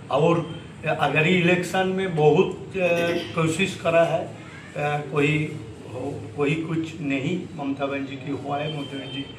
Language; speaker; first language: Hindi; non-native, local second language; Bangla